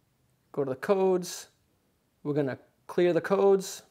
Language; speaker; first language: English; native; English